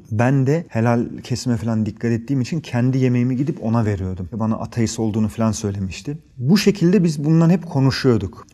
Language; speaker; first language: Turkish; early bilingual, heritage; Turkish